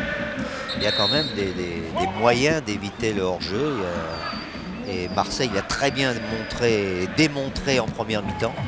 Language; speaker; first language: French; native; French